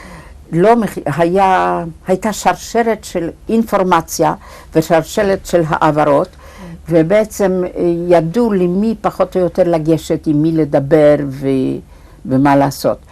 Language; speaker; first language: Hebrew; non-native, fluent; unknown